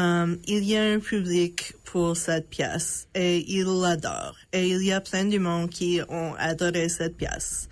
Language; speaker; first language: French; non-native, local second language; English